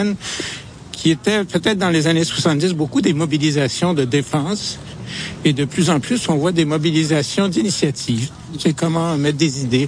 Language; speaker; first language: French; native; French